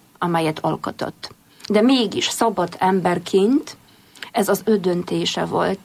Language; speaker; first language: Hungarian; non-native, fluent; Polish